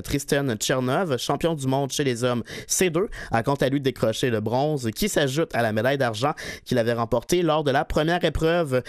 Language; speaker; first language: French; native; French